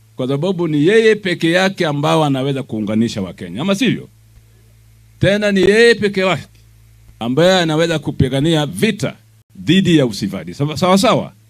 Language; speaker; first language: Swahili; non-native, local second language; Luo (Kenya and Tanzania)